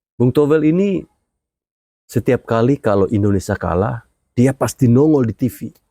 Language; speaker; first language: Indonesian; native; Indonesian